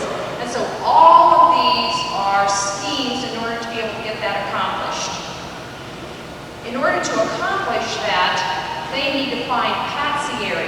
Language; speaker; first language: English; native; English